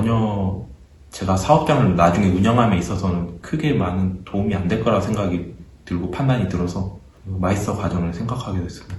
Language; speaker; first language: Korean; native; Korean